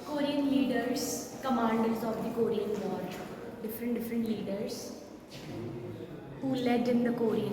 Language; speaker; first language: English; non-native, local second language; Hindi